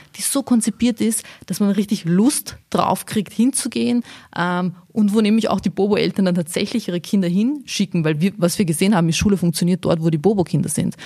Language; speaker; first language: German; early bilingual, other home language; Bosnian